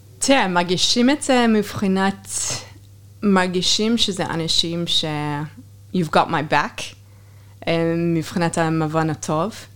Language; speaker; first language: Hebrew; non-native, fluent; English